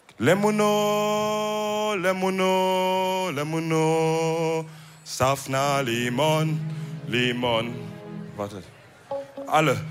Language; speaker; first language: German; early bilingual, other home language; Wolof